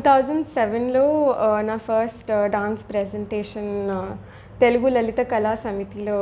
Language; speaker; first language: Telugu; early bilingual, heritage; Telugu